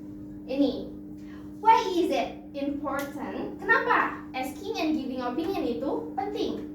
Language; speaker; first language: English; non-native, fluent; Indonesian